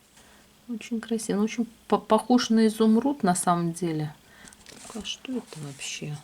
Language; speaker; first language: Russian; native; Russian